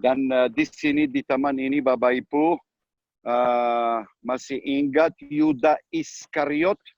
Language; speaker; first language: Indonesian; non-native, learner; Hebrew